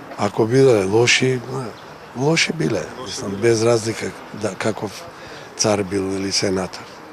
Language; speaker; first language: Macedonian; native; Macedonian